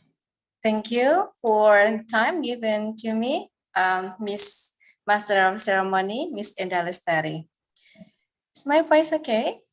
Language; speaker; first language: English; non-native, fluent; Indonesian